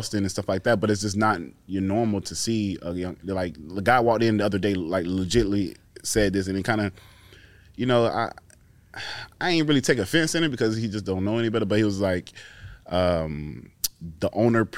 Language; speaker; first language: English; native; English